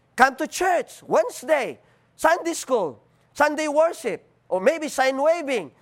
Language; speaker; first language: English; non-native, local second language; Filipino